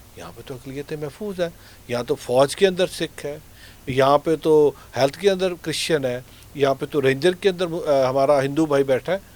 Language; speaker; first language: Urdu; non-native, local second language; Punjabi